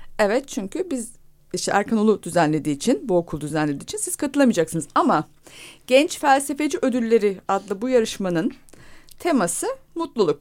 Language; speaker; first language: Turkish; native; Turkish